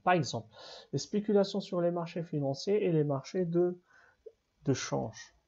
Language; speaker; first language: French; non-native, local second language; Arabic